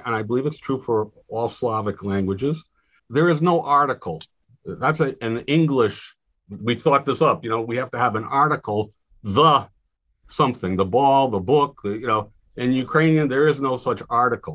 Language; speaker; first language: English; native; English